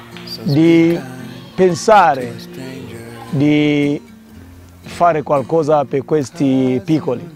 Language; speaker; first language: Italian; non-native, fluent; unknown